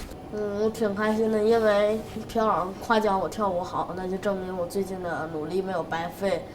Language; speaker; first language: Chinese; native; Chinese